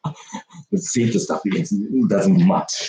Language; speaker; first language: English; non-native, learner; Japanese